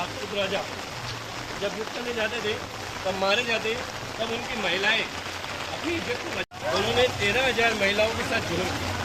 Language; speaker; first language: Hindi; native; Hindi